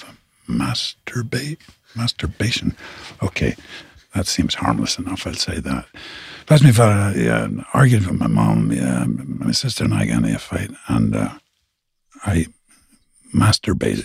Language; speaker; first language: English; native; English